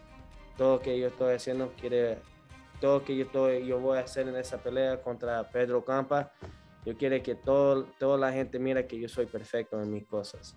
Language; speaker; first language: Spanish; early bilingual, heritage; Spanish